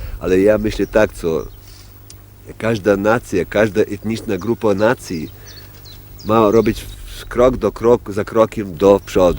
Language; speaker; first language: Polish; non-native, local second language; Ukrainian